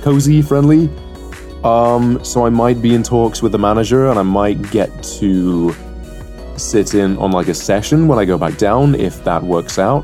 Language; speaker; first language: English; native; English